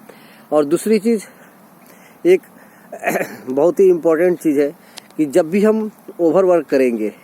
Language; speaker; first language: Hindi; native; Hindi